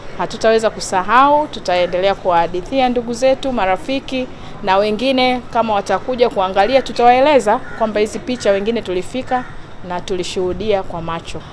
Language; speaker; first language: Swahili; native; Swahili